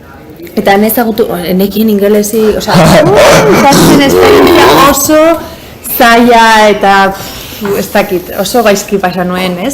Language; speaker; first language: Basque; non-native, local second language; Spanish